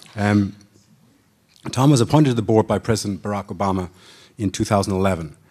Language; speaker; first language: English; native; English